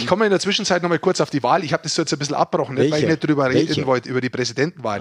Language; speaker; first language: German; native; German